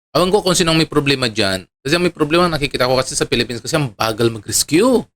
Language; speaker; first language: Filipino; non-native, local second language; Iloko